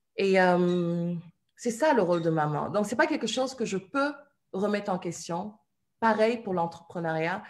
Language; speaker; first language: French; non-native, local second language; Wolof